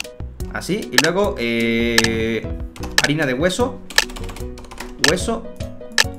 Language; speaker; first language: Spanish; native; Spanish